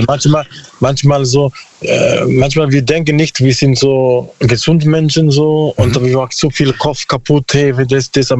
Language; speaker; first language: German; non-native, learner; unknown